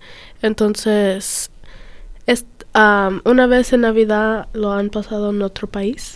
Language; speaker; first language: Spanish; early bilingual, other home language; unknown